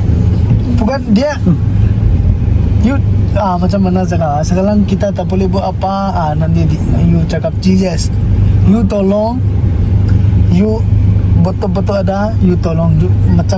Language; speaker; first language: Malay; non-native, learner; Tedim Chin